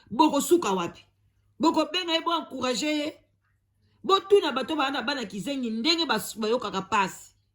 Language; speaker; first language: Lingala; native; Lingala